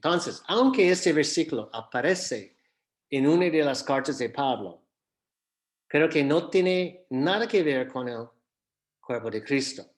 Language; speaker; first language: Spanish; non-native, fluent; English